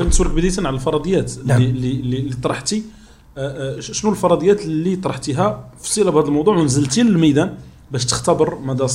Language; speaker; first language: Arabic; native; Arabic